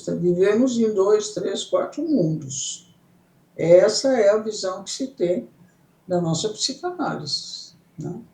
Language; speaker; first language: Portuguese; early bilingual, other home language; Italian